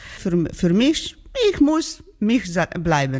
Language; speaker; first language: German; non-native, learner; Georgian